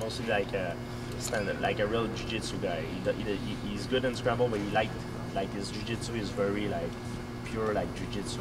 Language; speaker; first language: English; non-native, fluent; French